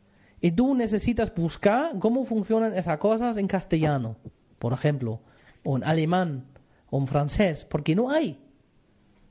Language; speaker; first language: Spanish; non-native, fluent; German